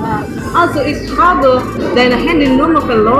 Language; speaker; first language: German; non-native, fluent; Indonesian